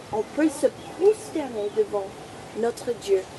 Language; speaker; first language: French; non-native, fluent; English